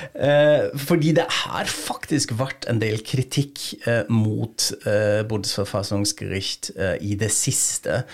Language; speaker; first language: Norwegian; non-native, fluent; German